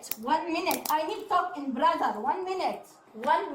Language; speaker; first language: English; non-native, learner; Arabic